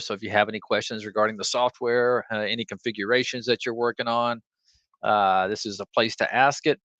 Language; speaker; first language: English; native; English